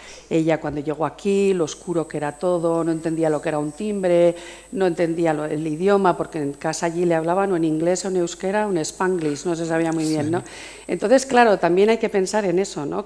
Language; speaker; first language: Spanish; native; Spanish